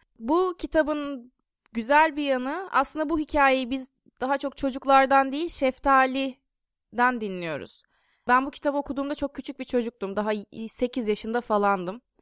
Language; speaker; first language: Turkish; native; Turkish